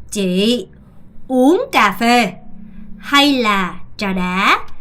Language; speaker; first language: Vietnamese; non-native, fluent; Korean